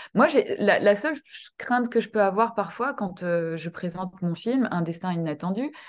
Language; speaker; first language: French; early bilingual, other home language; Kinyarwanda